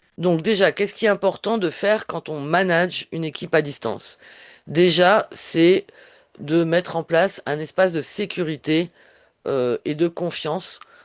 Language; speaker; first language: French; native; French